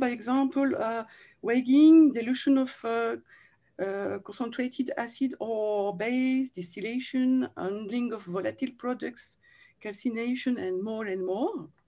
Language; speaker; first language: English; non-native, learner; French